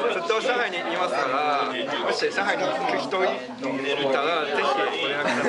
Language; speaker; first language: Japanese; non-native, fluent; Chinese